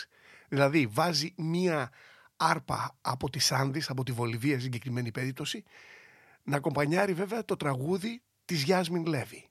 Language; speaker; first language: Greek; native; Greek